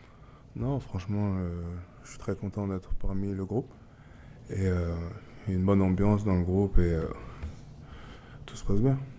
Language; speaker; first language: French; native; French